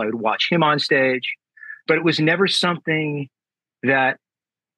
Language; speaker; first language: English; native; English